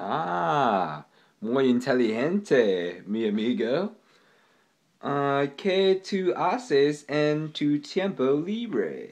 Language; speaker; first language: Spanish; non-native, learner; English